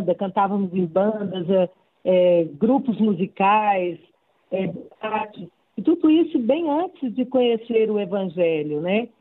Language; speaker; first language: Portuguese; native; Portuguese